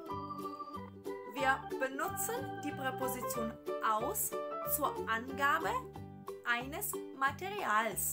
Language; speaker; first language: German; non-native, fluent; Ukrainian